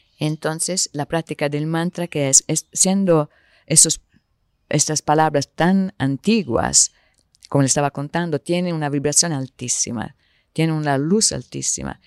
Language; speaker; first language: Spanish; non-native, fluent; Italian